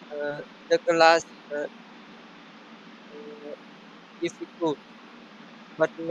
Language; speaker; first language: English; non-native, learner; Vietnamese